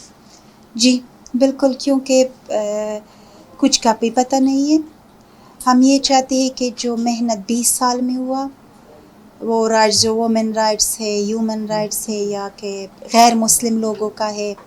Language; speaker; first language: Hindi; non-native, fluent; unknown